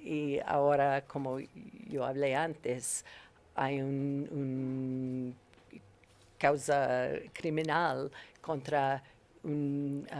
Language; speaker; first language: Spanish; non-native, learner; English